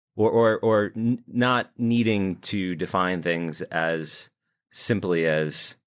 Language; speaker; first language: English; native; English